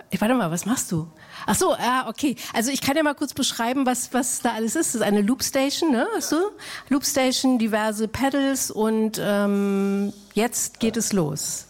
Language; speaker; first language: German; native; German